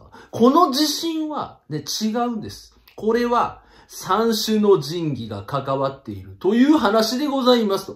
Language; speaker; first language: Japanese; native; Japanese